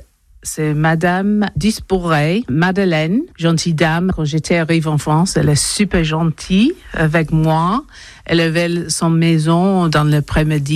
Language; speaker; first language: French; non-native, learner; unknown